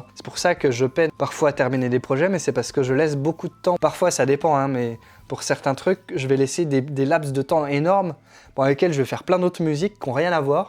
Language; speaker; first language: French; native; French